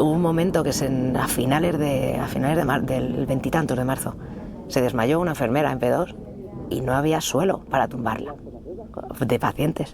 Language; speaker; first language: Spanish; native; Spanish